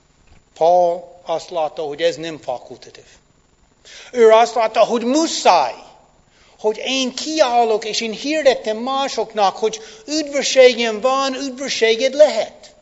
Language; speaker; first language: Hungarian; non-native, fluent; English